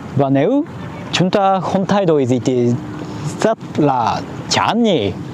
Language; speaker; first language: Vietnamese; non-native, fluent; Japanese